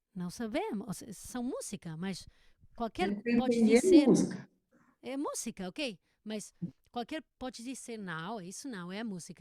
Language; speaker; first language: Portuguese; non-native, learner; Spanish